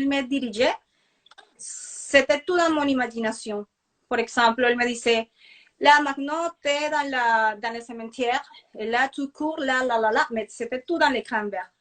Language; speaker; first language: French; non-native, fluent; Spanish